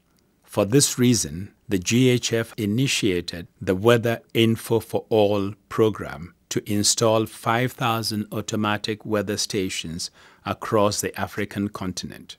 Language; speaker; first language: English; non-native, local second language; Akan